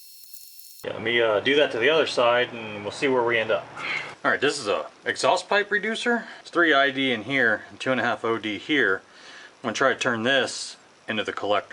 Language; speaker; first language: English; native; English